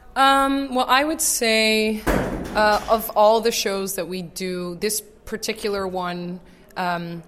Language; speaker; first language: English; native; English